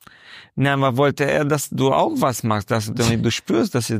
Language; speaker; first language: German; non-native, learner; Romanian